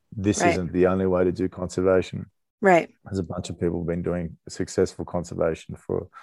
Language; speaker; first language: English; native; English